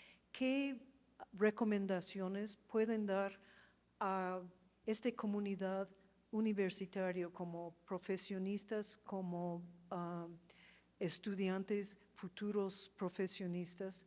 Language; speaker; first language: Spanish; non-native, fluent; English